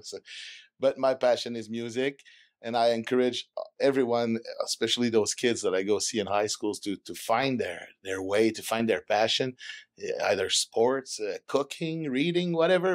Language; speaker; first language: English; non-native, fluent; French